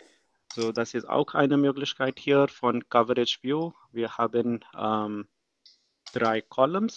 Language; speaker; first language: German; non-native, fluent; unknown